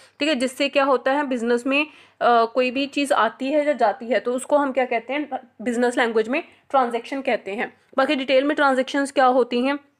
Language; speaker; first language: Hindi; non-native, local second language; Punjabi